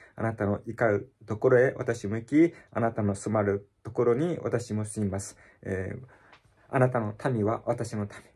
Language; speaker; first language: Japanese; native; Japanese